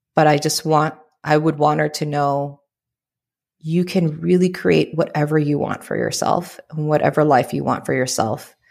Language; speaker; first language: English; early bilingual, other home language; Filipino